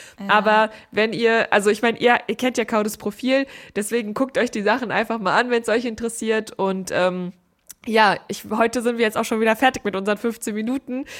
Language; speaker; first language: German; native; German